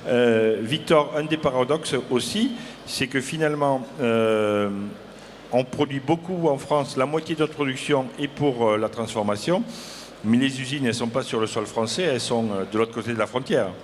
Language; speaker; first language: French; native; French